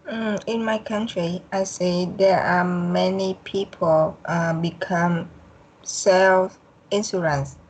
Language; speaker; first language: English; non-native, learner; Vietnamese